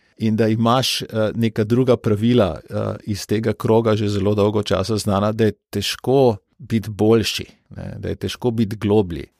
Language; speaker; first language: Slovenian; native; Slovenian